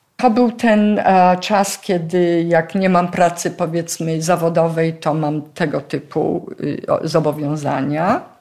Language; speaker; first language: Polish; native; Polish